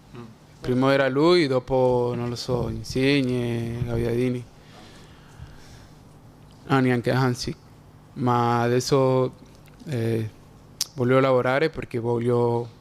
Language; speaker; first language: Italian; non-native, fluent; Spanish